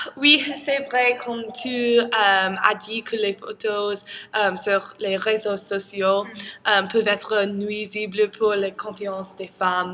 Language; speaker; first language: French; non-native, learner; English